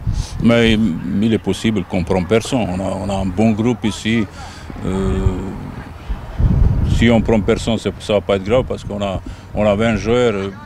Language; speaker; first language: French; non-native, fluent; Bosnian